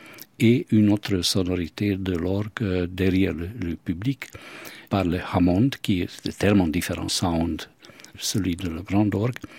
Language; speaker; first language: French; non-native, fluent; Hungarian